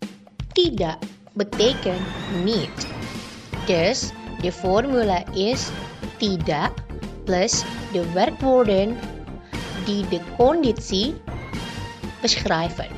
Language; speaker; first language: Dutch; non-native, learner; Indonesian